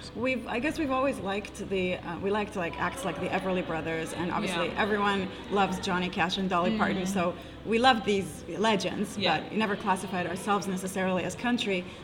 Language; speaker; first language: English; non-native, fluent; Hebrew